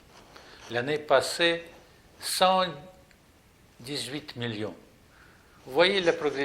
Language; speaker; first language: French; non-native, fluent; Russian